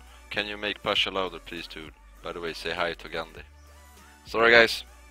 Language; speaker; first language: English; non-native, fluent; Swedish